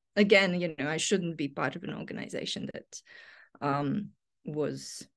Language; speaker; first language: English; non-native, fluent; Serbian